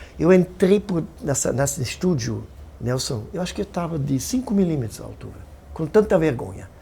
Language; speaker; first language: Portuguese; non-native, fluent; German